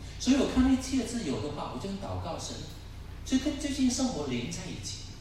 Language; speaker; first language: Chinese; non-native, local second language; Cantonese